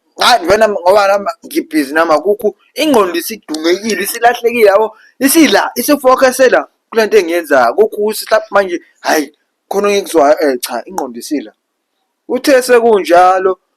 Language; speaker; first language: Zulu; non-native, local second language; Xhosa